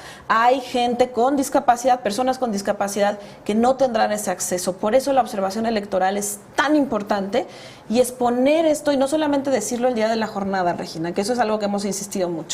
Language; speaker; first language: Spanish; native; Spanish